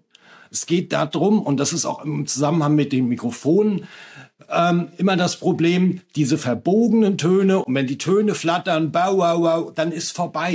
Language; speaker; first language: German; native; German